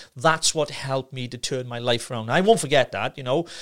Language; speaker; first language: English; native; English